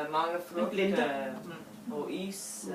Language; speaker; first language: Danish; non-native, learner; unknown